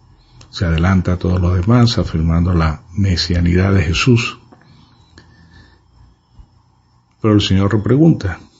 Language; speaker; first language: Spanish; native; Spanish